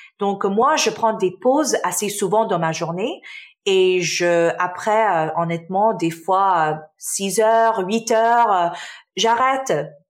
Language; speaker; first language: French; early bilingual, other home language; Arabic